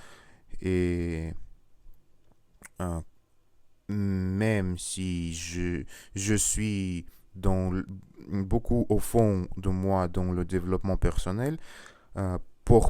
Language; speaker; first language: French; non-native, learner; Russian